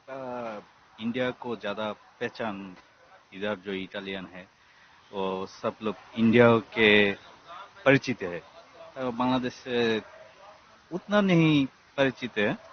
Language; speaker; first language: Hindi; non-native, learner; Bangla